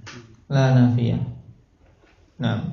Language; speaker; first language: Arabic; non-native, fluent; Indonesian